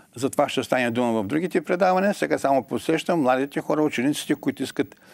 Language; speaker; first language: Bulgarian; native; Bulgarian